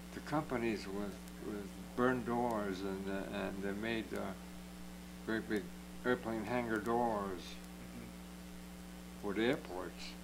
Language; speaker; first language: English; native; English